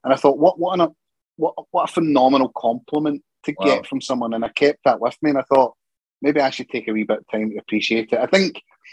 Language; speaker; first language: English; native; English